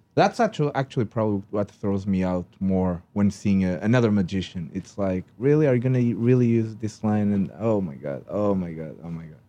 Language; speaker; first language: English; non-native, fluent; Portuguese